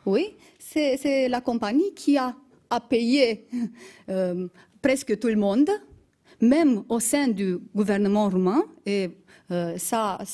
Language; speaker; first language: French; non-native, fluent; Romanian